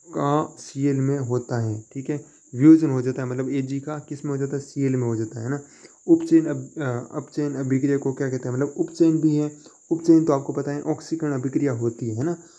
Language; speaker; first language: Hindi; native; Hindi